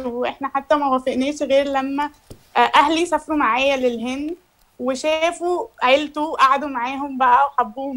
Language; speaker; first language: Arabic; native; Arabic